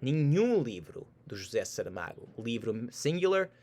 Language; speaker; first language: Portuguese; non-native, fluent; English